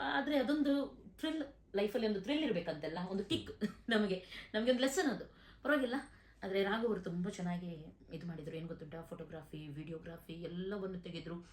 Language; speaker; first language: Kannada; non-native, local second language; Konkani